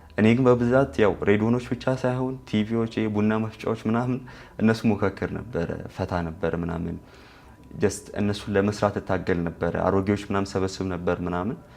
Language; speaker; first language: Amharic; non-native, local second language; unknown